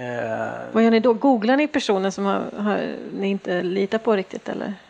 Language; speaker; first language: Swedish; native; Swedish